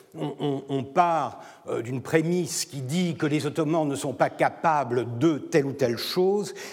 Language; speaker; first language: French; non-native, fluent; Turkish